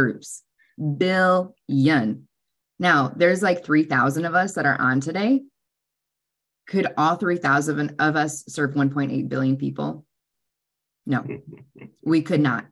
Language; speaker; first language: English; native; English